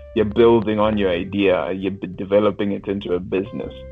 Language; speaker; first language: English; non-native, local second language; Shona